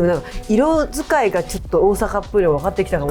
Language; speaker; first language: Japanese; native; Japanese